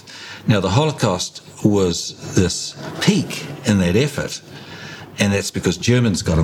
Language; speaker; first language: English; native; English